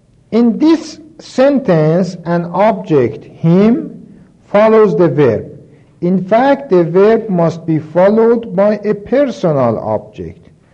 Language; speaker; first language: English; non-native, fluent; Persian